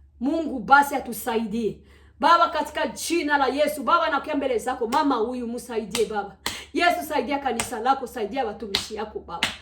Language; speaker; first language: Swahili; native; Swahili